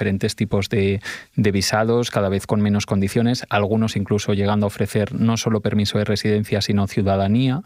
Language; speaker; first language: Spanish; native; Spanish